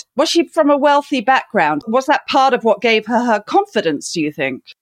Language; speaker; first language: English; native; English